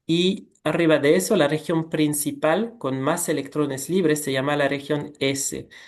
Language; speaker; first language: Spanish; non-native, fluent; French